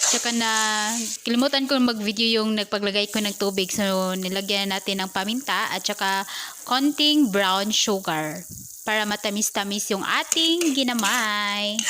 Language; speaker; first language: Filipino; non-native, local second language; Cebuano